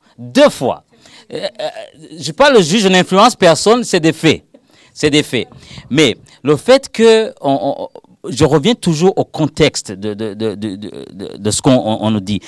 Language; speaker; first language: French; non-native, local second language; Rundi